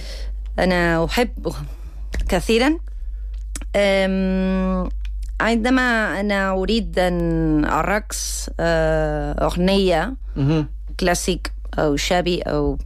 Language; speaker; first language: Arabic; non-native, learner; Spanish